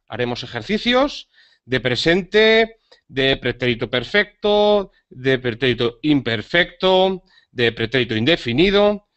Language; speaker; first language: Spanish; native; Spanish